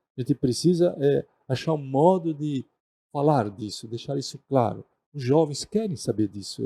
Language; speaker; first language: Portuguese; non-native, local second language; German